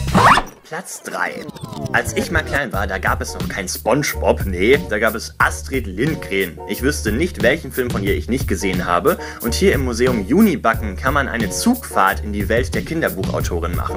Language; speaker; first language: German; native; German